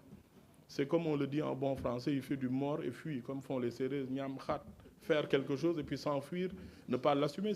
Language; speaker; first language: French; non-native, local second language; Wolof